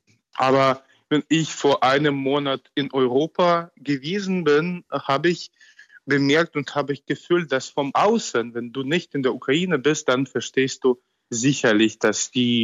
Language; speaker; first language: German; non-native, fluent; Ukrainian